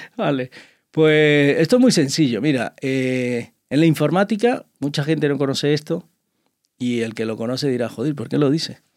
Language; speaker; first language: Spanish; native; Spanish